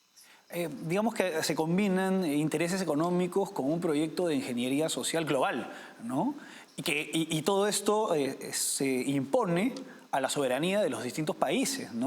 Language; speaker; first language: Spanish; native; Spanish